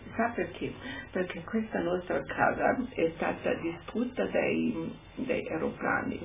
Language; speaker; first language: Italian; non-native, local second language; German